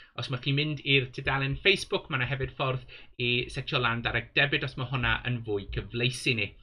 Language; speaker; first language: Welsh; non-native, local second language; English